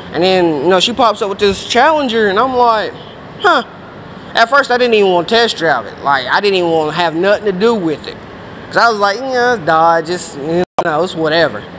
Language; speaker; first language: English; native; English